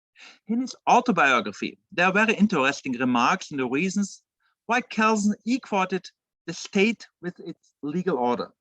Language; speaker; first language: English; non-native, fluent; German